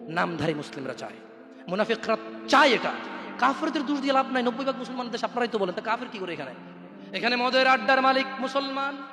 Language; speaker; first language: Bangla; early bilingual, heritage; Bangla